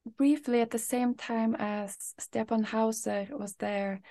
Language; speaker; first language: English; non-native, fluent; Norwegian